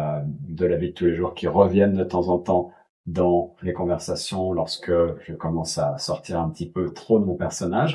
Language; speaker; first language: French; native; French